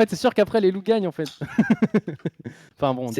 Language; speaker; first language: French; native; French